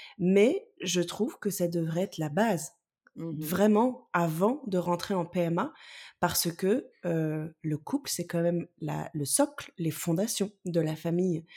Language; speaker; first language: French; native; French